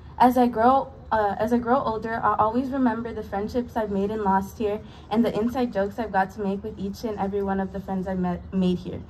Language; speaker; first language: English; early bilingual, other home language; Spanish